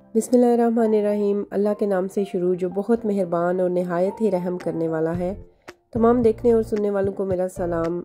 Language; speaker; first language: Urdu; non-native, local second language; Punjabi